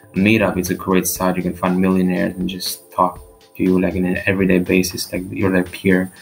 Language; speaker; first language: English; non-native, fluent; Albanian